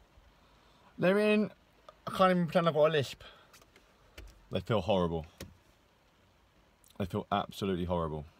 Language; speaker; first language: English; native; English